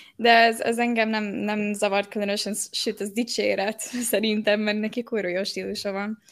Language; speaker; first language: Hungarian; early bilingual, heritage; Hungarian